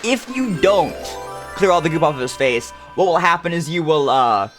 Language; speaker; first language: English; native; English